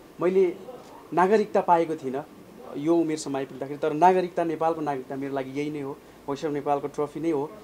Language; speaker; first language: Nepali; native; Nepali